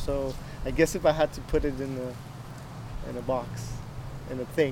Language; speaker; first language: English; native; English